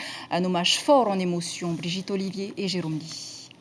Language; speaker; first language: French; native; French